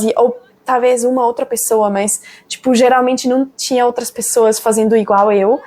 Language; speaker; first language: Portuguese; non-native, fluent; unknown